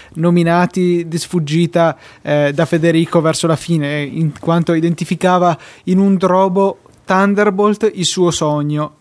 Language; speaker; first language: Italian; native; Italian